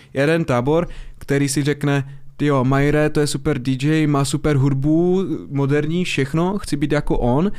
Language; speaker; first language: Czech; native; Czech